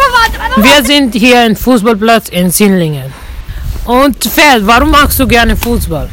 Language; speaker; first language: German; non-native, local second language; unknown